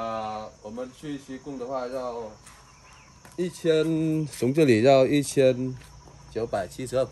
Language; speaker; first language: Chinese; non-native, fluent; Vietnamese